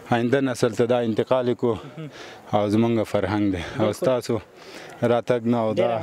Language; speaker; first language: Pashto; non-native, local second language; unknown